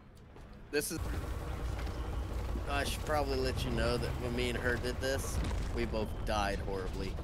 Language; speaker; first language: English; native; English